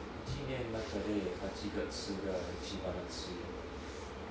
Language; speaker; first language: Japanese; non-native, learner; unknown